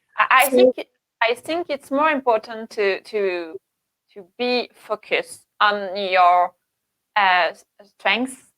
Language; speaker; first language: English; non-native, learner; French